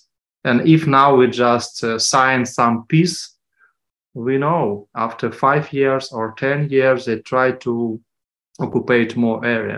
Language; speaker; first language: English; non-native, learner; Ukrainian